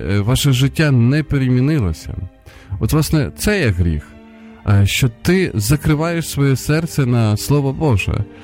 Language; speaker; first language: Ukrainian; non-native, local second language; Russian